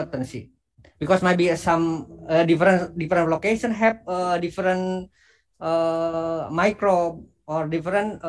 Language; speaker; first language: English; non-native, learner; Indonesian